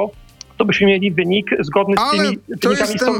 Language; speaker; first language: Polish; native; Polish